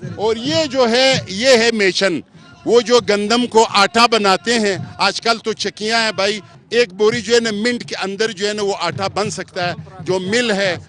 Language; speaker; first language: Urdu; non-native, local second language; Pashto